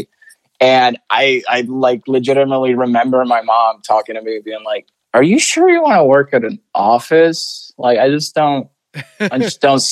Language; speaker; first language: English; non-native, fluent; Spanish